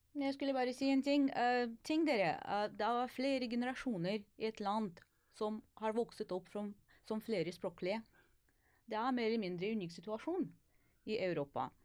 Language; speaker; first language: Norwegian; non-native, fluent; Ukrainian